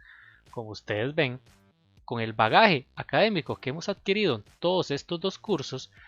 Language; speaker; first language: Spanish; native; Spanish